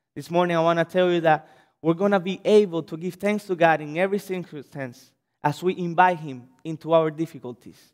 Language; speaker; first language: English; non-native, fluent; Spanish